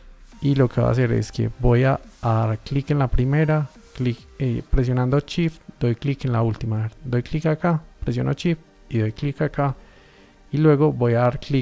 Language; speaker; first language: Spanish; native; Spanish